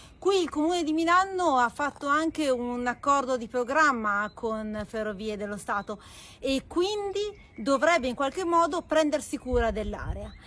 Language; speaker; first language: Italian; native; Italian